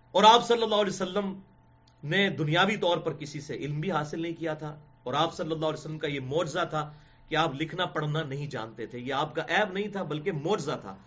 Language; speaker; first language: Urdu; non-native, local second language; Punjabi